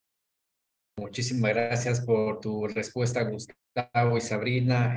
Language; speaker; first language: Spanish; native; Spanish